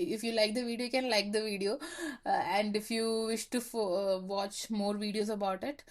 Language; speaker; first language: English; non-native, local second language; Malayalam